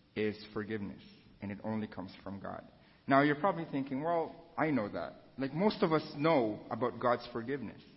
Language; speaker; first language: English; non-native, local second language; Filipino